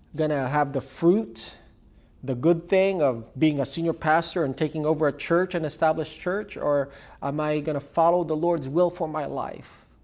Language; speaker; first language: English; early bilingual, other home language; Filipino